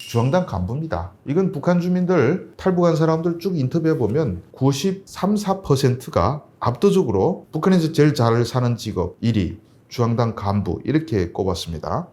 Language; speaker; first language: Korean; native; Korean